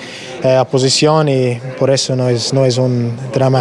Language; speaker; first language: Spanish; non-native, learner; English